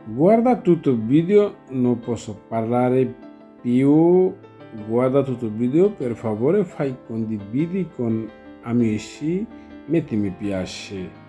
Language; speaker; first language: Italian; non-native, learner; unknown